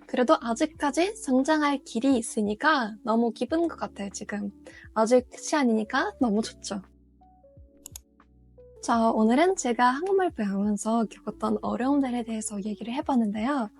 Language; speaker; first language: Korean; non-native, fluent; Russian